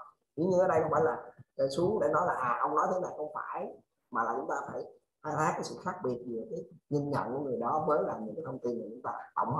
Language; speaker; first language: Vietnamese; native; Vietnamese